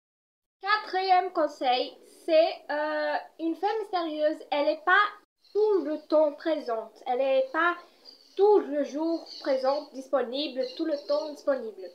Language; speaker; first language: French; non-native, fluent; Portuguese